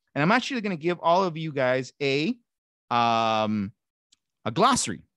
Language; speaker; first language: English; non-native, fluent; Spanish